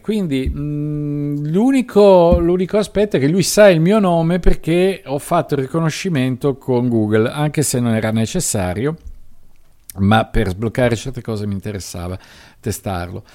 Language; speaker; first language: Italian; native; Italian